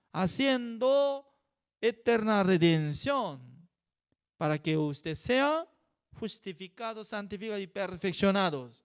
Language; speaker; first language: Spanish; non-native, fluent; Korean